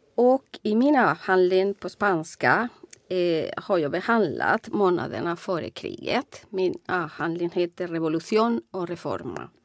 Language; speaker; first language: Swedish; non-native, fluent; Spanish